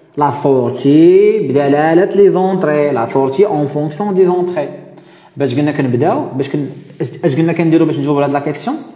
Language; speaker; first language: French; non-native, local second language; Arabic